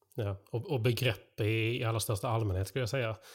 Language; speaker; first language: Swedish; native; Swedish